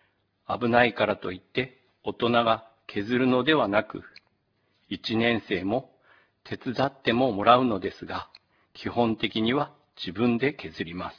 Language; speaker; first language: Japanese; native; Japanese